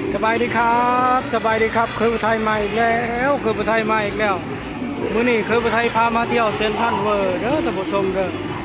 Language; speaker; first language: Thai; native; Thai